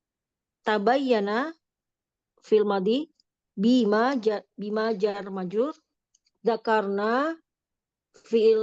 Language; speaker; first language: Arabic; non-native, learner; Indonesian